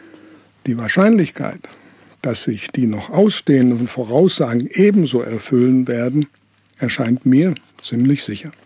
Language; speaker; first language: German; native; German